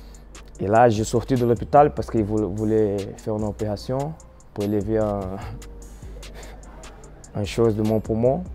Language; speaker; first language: French; non-native, fluent; Portuguese